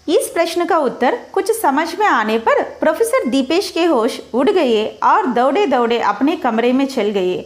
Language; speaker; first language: Hindi; non-native, local second language; Telugu